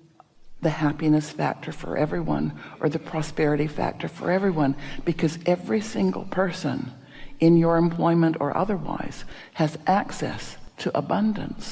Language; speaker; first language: English; native; English